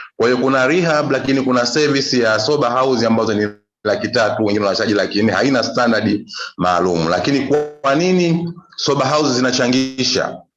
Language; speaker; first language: Swahili; native; Swahili